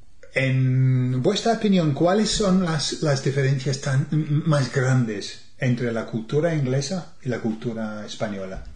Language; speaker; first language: Spanish; non-native, fluent; English